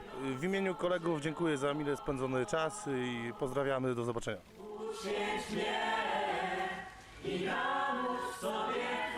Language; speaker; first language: Polish; early bilingual, heritage; Polish